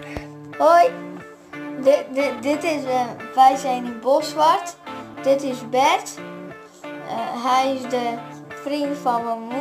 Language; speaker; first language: Dutch; non-native, learner; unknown